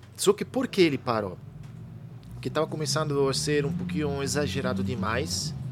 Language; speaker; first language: Portuguese; non-native, fluent; Italian